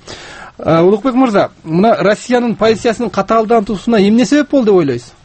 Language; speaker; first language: Kyrgyz; native; Kyrgyz